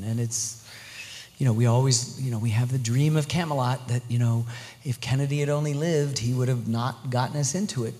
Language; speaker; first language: English; native; English